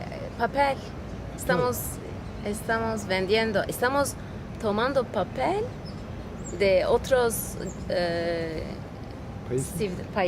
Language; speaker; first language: Spanish; early bilingual, heritage; Ladino